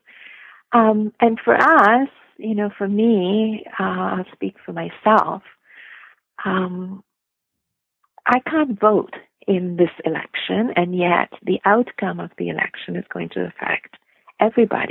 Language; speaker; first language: English; non-native, local second language; Gujarati